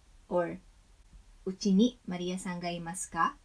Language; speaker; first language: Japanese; non-native, fluent; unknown